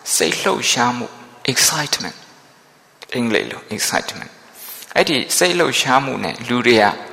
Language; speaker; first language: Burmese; non-native, local second language; Shan